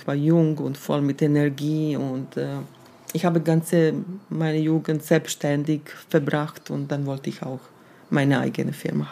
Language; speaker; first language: German; non-native, fluent; Serbian